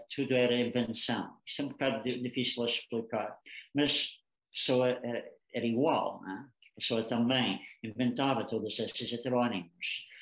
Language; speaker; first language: Portuguese; non-native, fluent; English